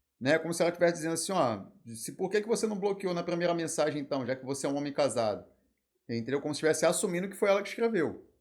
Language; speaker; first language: Portuguese; native; Portuguese